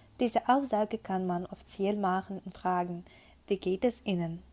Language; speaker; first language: German; non-native, fluent; Russian